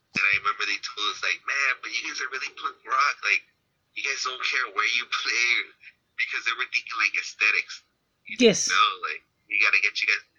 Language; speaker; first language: English; early bilingual, other home language; Spanish